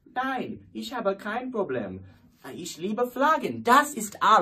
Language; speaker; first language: German; non-native, learner; English